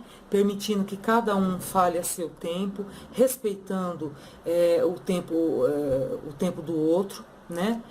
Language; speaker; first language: Portuguese; native; Portuguese